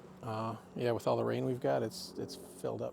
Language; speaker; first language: English; native; English